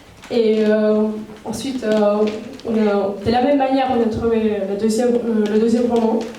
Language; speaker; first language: French; non-native, fluent; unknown